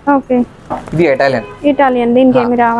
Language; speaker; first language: Telugu; native; Telugu